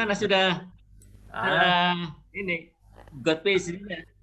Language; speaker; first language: Indonesian; native; Indonesian